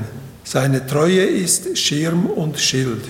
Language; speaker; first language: German; native; German